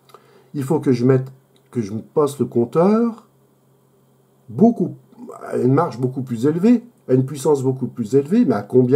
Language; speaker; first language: French; native; French